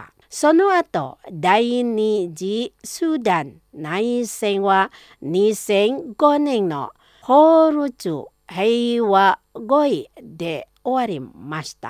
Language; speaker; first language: Japanese; non-native, fluent; Indonesian